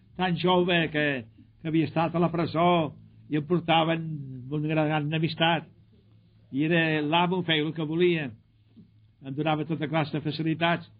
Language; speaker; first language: Catalan; native; Catalan